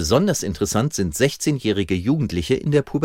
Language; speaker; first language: German; native; German